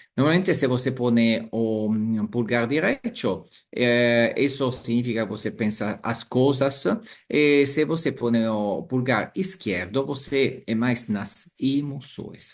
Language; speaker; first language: Portuguese; non-native, learner; Italian